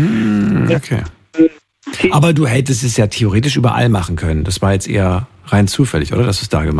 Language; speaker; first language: German; native; German